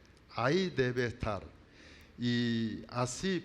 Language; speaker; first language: Spanish; non-native, learner; Korean